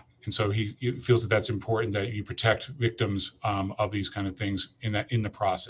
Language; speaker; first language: English; native; English